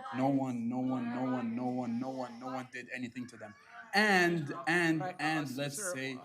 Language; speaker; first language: English; non-native, fluent; Arabic